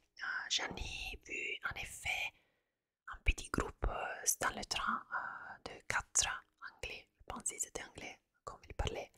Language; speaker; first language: French; non-native, fluent; Italian